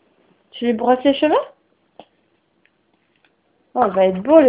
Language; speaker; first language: French; native; French